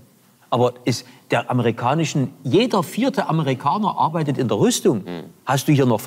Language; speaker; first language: German; native; German